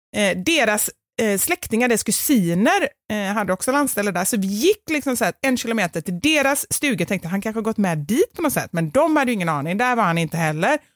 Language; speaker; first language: Swedish; native; Swedish